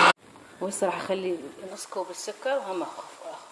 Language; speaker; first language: Arabic; native; Arabic